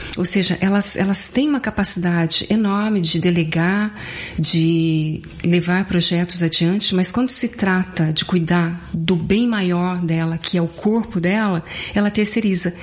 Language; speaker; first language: Portuguese; native; Portuguese